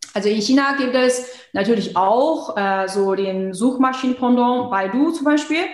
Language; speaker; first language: German; non-native, fluent; Chinese